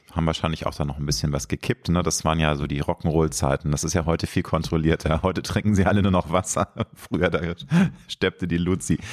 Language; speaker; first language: German; native; German